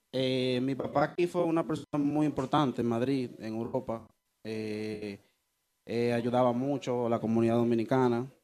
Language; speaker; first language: Spanish; early bilingual, heritage; Spanish